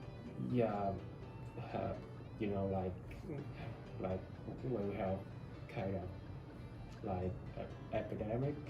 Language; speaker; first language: English; non-native, learner; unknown